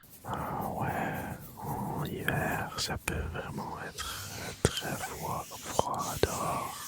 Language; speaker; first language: French; early bilingual, other home language; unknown